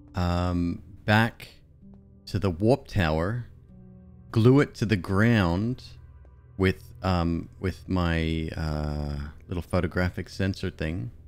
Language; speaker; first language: English; native; English